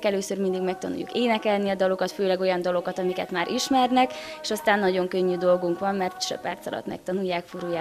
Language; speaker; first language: Hungarian; native; Hungarian